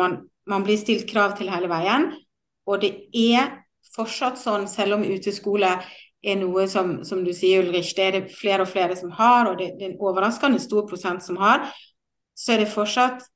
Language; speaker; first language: Norwegian; native; Norwegian